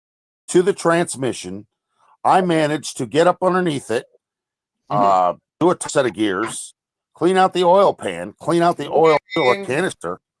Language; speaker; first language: English; native; English